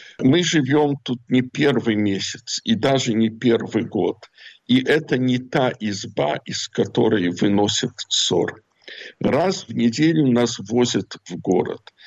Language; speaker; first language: Russian; native; Russian